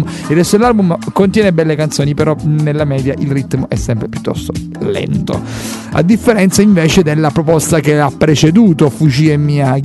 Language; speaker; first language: Italian; native; Italian